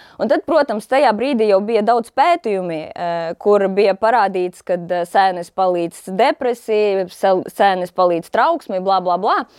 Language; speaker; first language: Latvian; non-native, local second language; Russian